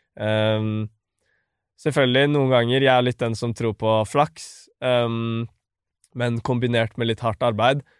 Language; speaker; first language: Norwegian; native; Norwegian